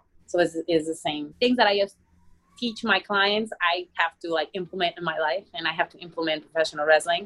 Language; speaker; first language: English; non-native, fluent; Spanish